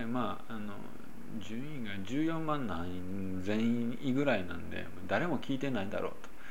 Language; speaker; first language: Japanese; native; Japanese